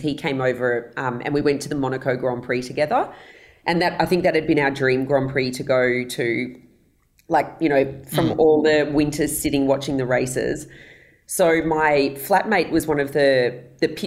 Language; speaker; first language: English; native; English